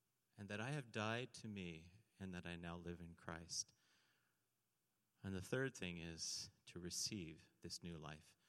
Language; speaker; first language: English; native; English